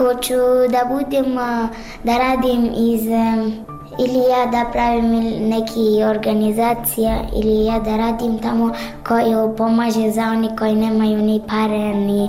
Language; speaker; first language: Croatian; non-native, learner; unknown